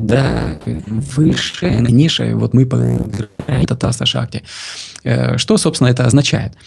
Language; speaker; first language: Russian; native; Russian